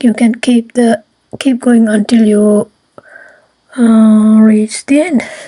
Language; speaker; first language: English; non-native, fluent; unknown